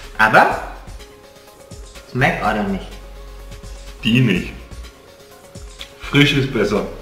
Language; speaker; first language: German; non-native, learner; Indonesian